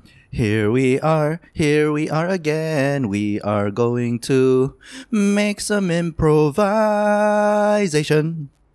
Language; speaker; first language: English; non-native, local second language; Malay